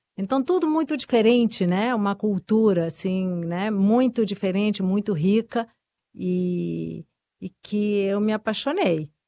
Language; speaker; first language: Portuguese; early bilingual, other home language; Spanish